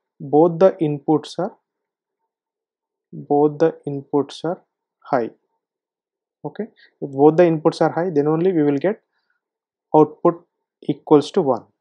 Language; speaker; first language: English; non-native, local second language; Telugu